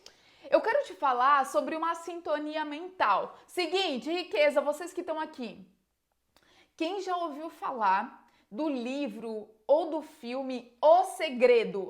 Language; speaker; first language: Portuguese; native; Portuguese